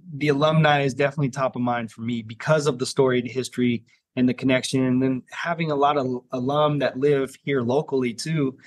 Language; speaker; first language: English; native; English